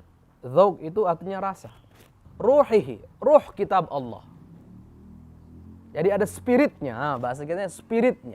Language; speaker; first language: Indonesian; native; Indonesian